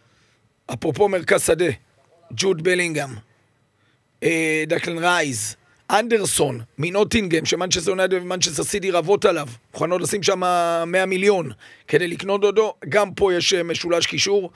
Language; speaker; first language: Hebrew; native; Hebrew